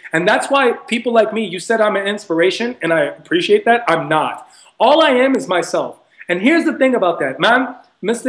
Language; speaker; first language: English; early bilingual, other home language; Persian